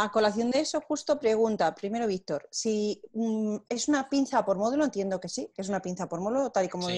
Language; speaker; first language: Spanish; native; Spanish